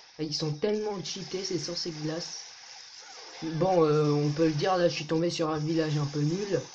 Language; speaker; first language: French; native; French